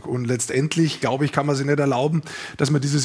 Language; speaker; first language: German; native; German